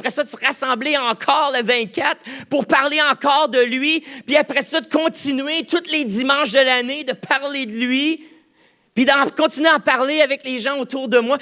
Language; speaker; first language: French; native; French